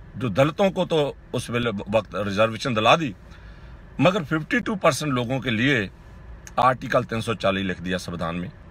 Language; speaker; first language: Hindi; non-native, local second language; Punjabi